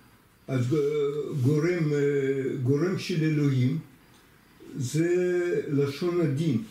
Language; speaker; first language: Hebrew; non-native, fluent; Russian